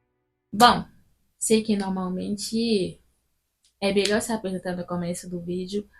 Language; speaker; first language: Portuguese; non-native, fluent; French